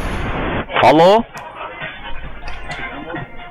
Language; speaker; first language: German; native; German